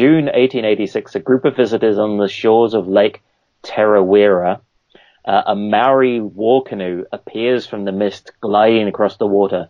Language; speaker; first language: English; native; English